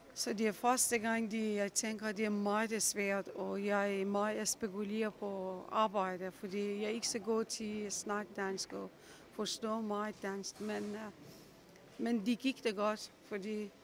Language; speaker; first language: Danish; non-native, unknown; Persian